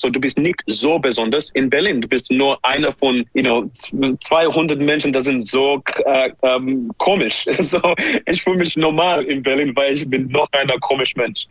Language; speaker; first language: German; non-native, learner; English